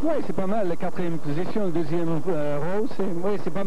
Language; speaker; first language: French; non-native, learner; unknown